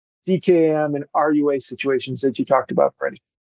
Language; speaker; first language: English; native; English